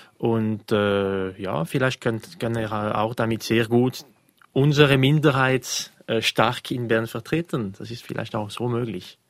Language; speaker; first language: German; non-native, local second language; French